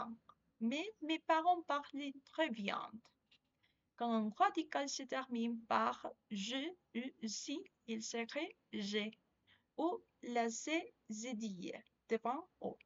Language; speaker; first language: French; non-native, learner; Spanish